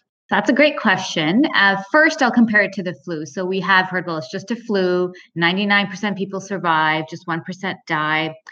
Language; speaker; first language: English; early bilingual, other home language; Punjabi